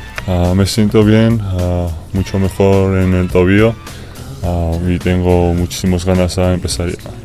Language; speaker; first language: Spanish; non-native, fluent; Georgian